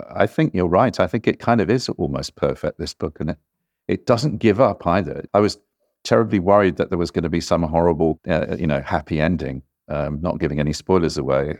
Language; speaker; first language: English; native; English